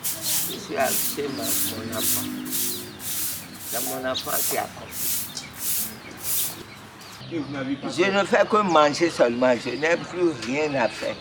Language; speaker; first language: French; non-native, learner; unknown